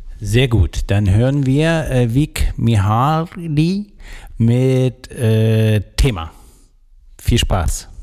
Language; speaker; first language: German; native; German